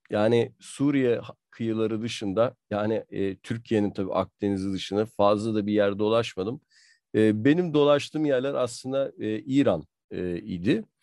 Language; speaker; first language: Turkish; native; Turkish